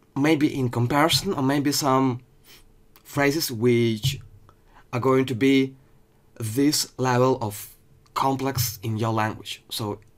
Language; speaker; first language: English; non-native, fluent; Ukrainian